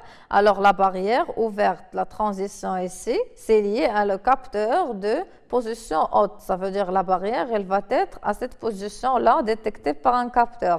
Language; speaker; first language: French; non-native, local second language; Arabic